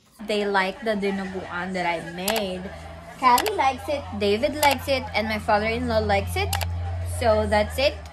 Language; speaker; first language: English; non-native, local second language; Filipino